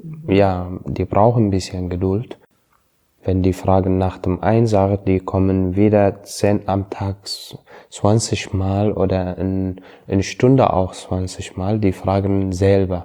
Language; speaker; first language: German; non-native, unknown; Arabic